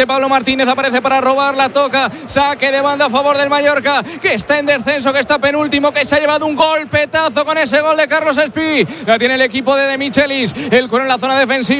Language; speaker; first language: Spanish; native; Spanish